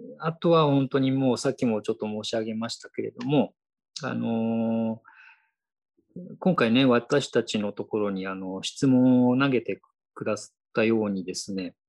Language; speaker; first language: Japanese; native; Japanese